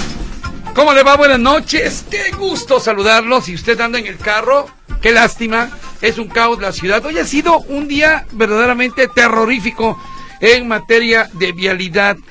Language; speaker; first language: Spanish; native; Spanish